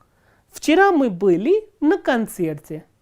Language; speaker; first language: Russian; non-native, fluent; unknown